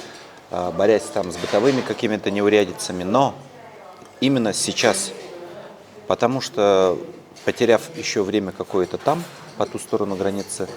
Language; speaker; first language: Russian; native; Russian